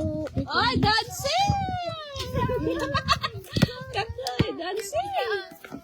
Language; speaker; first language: Japanese; non-native, learner; Filipino